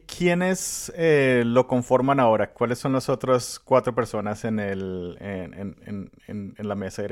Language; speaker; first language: Spanish; native; Spanish